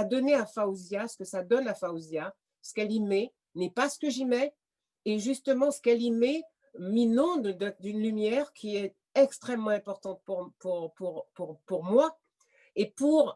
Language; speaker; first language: French; native; French